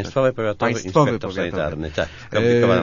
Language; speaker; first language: Polish; native; Polish